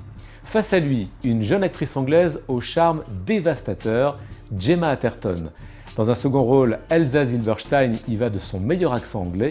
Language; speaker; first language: French; native; French